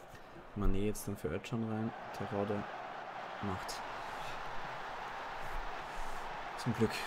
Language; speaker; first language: German; native; German